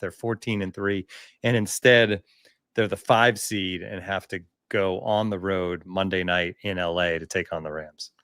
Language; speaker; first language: English; native; English